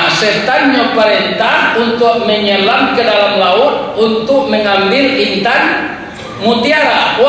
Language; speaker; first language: Malay; non-native, local second language; Minangkabau